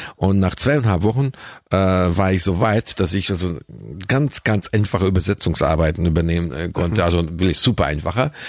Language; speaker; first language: German; non-native, fluent; Hungarian